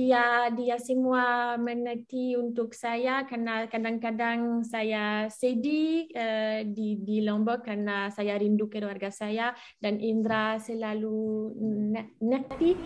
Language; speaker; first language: Indonesian; non-native, learner; French